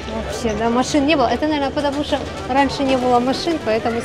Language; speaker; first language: Russian; native; Russian